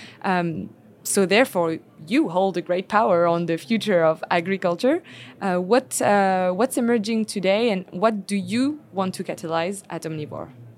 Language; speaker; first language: English; non-native, fluent; French